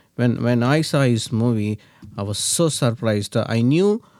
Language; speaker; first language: English; non-native, local second language; Telugu